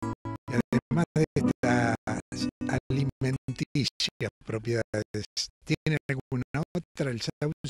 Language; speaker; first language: Spanish; native; Spanish